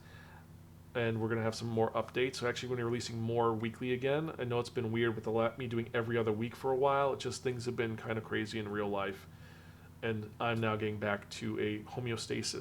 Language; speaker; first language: English; native; English